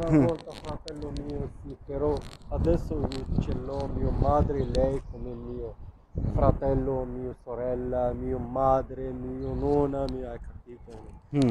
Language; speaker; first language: Italian; non-native, learner; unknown